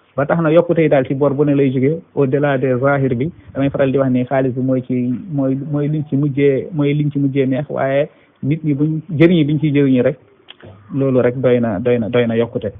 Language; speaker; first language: Wolof; non-native, local second language; Fula